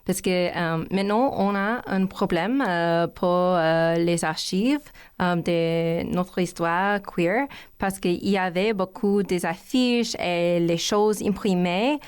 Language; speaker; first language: French; non-native, learner; English